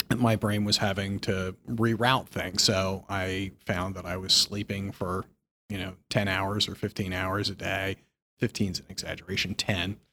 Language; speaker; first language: English; native; English